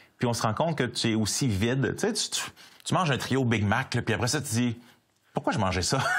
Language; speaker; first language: French; native; French